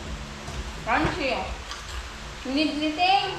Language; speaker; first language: English; non-native, local second language; Cebuano